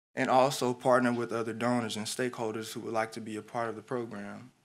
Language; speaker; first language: English; native; English